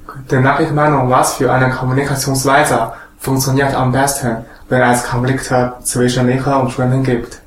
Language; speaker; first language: German; non-native, learner; Chinese